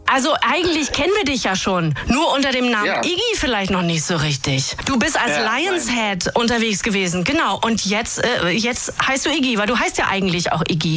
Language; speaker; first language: German; native; German